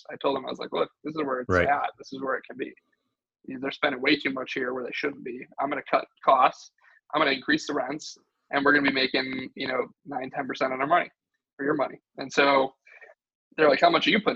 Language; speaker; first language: English; native; English